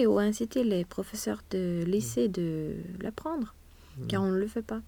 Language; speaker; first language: French; non-native, fluent; Swedish